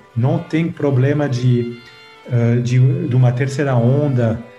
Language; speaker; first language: Portuguese; non-native, fluent; French